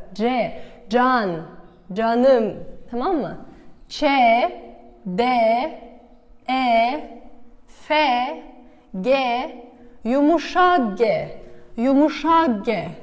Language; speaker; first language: Turkish; non-native, fluent; Kazakh